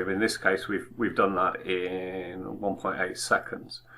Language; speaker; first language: English; native; English